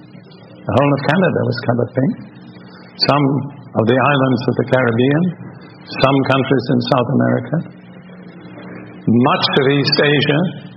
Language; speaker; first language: English; native; English